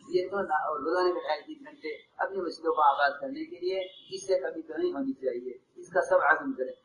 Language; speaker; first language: Urdu; native; Urdu